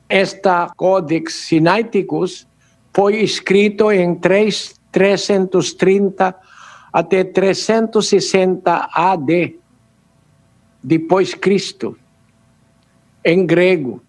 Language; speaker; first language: Portuguese; non-native, learner; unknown